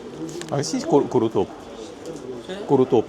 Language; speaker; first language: Russian; non-native, fluent; English